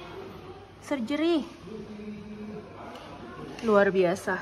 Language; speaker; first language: Indonesian; native; Indonesian